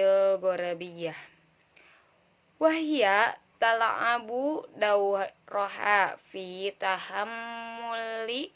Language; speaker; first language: Arabic; non-native, learner; Indonesian